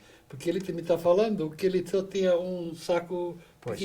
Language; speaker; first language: Portuguese; non-native, fluent; English